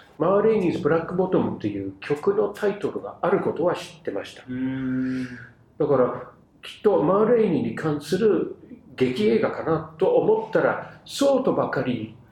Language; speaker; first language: Japanese; non-native, fluent; English